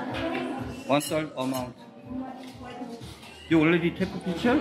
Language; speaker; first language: English; non-native, learner; Korean